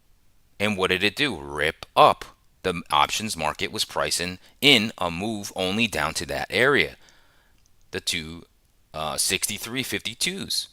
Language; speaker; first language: English; native; English